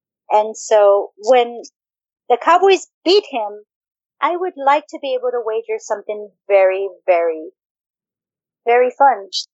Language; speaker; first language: English; early bilingual, other home language; Spanish